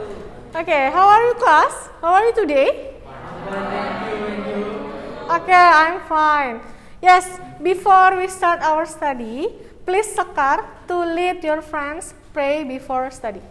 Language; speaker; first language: English; non-native, local second language; Indonesian